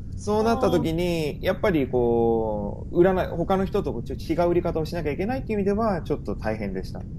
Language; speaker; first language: Japanese; native; Japanese